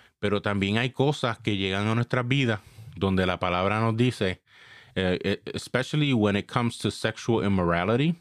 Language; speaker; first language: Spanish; early bilingual, heritage; Spanish